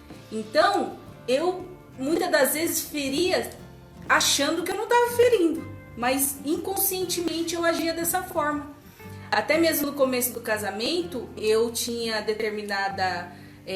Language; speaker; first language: Portuguese; native; Portuguese